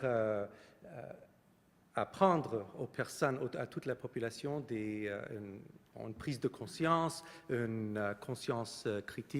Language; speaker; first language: French; non-native, fluent; Arabic